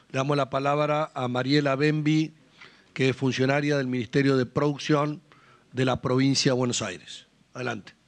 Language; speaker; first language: Spanish; native; Spanish